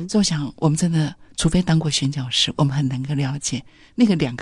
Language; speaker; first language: Chinese; native; Chinese